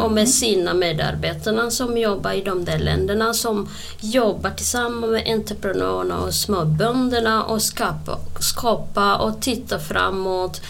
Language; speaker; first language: Swedish; non-native, fluent; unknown